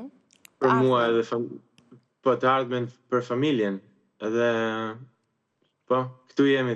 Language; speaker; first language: Albanian; early bilingual, heritage; Albanian